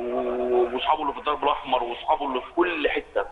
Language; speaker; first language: Arabic; native; Arabic